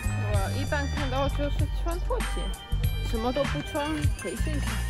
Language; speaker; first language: Chinese; non-native, fluent; Czech